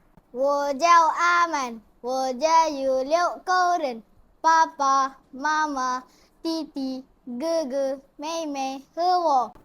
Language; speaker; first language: Chinese; non-native, learner; Malay